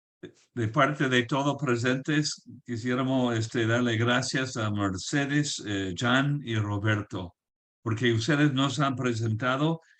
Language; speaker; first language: Spanish; non-native, fluent; English